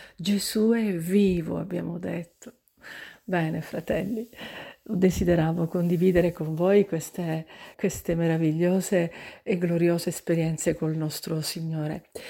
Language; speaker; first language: Italian; native; Italian